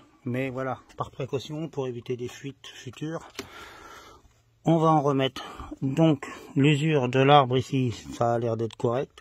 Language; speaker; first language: French; native; French